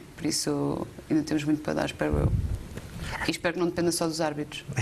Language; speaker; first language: Portuguese; native; Portuguese